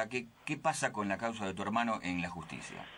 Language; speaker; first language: Spanish; native; Spanish